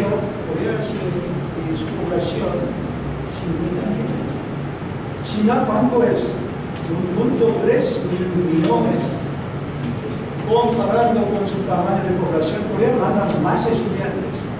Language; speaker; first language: Spanish; non-native, learner; Korean